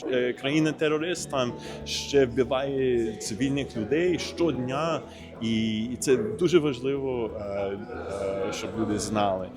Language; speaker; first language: Ukrainian; early bilingual, heritage; Ukrainian